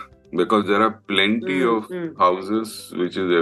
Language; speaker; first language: English; non-native, local second language; Malayalam